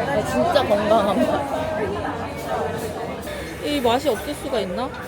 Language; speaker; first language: Korean; native; Korean